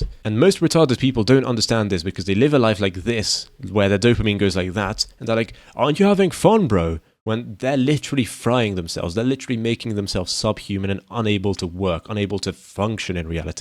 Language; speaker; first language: English; native; English